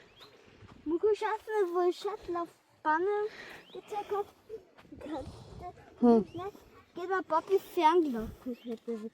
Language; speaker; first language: Armenian; early bilingual, heritage; Armenian